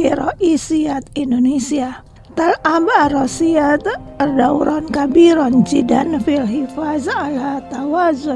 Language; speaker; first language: Arabic; non-native, fluent; Indonesian